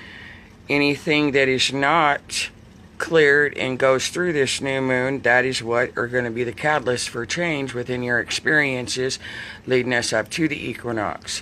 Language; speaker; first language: English; native; English